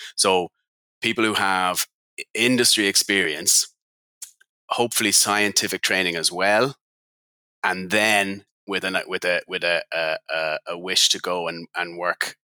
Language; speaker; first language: English; native; English